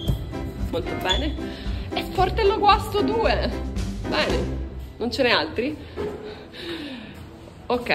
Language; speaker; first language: Italian; native; Italian